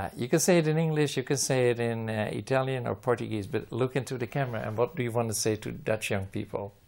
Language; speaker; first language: English; non-native, fluent; Dutch